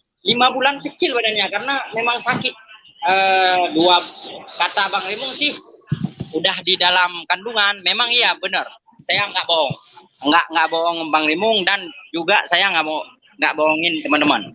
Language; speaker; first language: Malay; non-native, local second language; Achinese